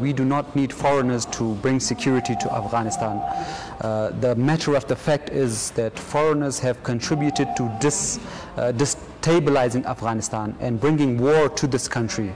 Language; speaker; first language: English; non-native, fluent; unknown